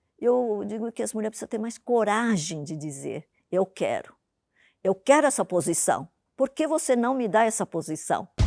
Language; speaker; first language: Portuguese; early bilingual, other home language; Japanese